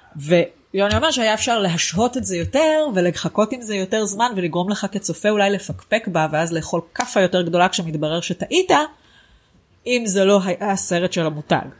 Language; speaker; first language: Hebrew; native; Hebrew